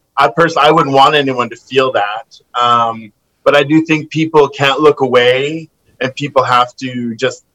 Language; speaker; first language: English; native; English